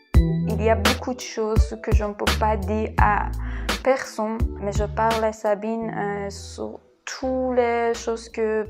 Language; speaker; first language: French; non-native, learner; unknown